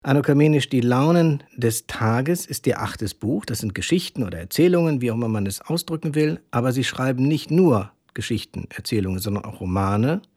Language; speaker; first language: German; native; German